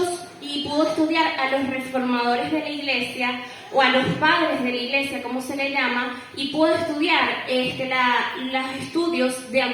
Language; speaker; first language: Spanish; native; Spanish